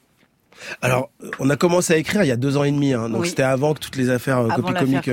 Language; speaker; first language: French; native; French